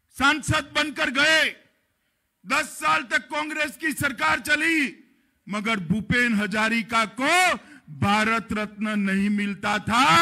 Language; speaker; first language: Hindi; non-native, local second language; Gujarati